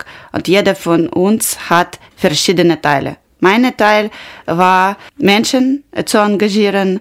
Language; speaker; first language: German; non-native, learner; Ukrainian